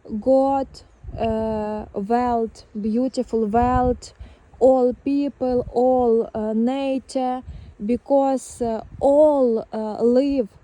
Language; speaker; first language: English; non-native, learner; Ukrainian